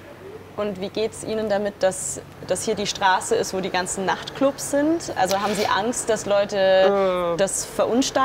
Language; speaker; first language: German; native; German